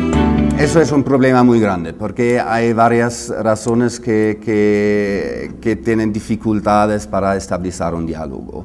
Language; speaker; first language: Spanish; non-native, fluent; German